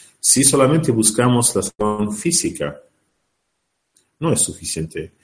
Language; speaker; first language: Spanish; non-native, learner; Arabic